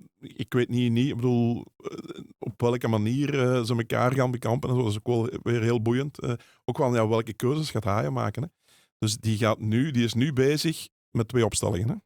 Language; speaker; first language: Dutch; native; Dutch